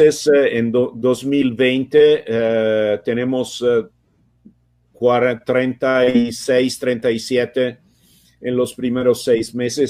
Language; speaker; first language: Spanish; non-native, fluent; Italian